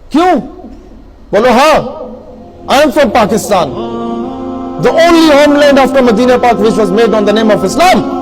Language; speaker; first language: Urdu; native; Urdu